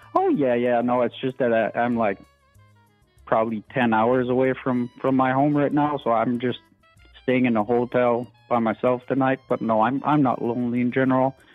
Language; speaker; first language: English; non-native, fluent; French